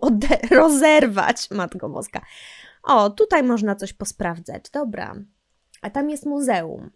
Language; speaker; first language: Polish; native; Polish